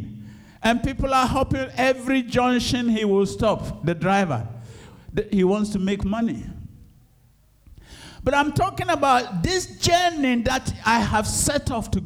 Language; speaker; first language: English; non-native, local second language; Akan